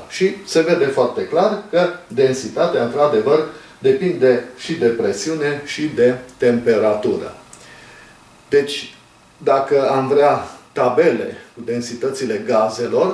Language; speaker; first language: Romanian; native; Romanian